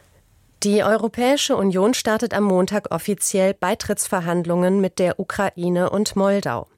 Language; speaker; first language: German; native; German